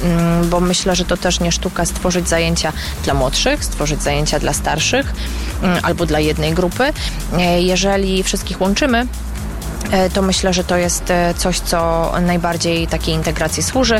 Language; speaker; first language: Polish; native; Polish